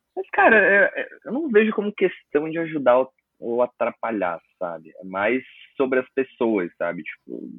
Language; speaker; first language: Portuguese; native; Portuguese